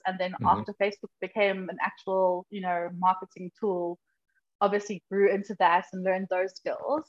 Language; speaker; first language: English; native; English